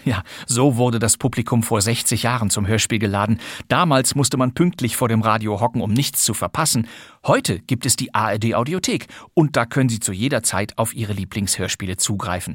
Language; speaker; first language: German; native; German